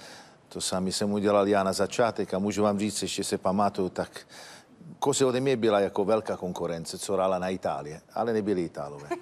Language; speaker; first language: Czech; non-native, fluent; Italian